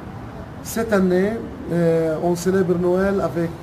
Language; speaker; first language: French; non-native, local second language; Arabic